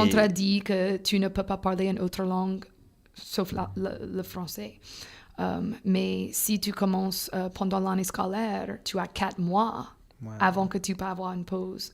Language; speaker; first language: French; non-native, fluent; English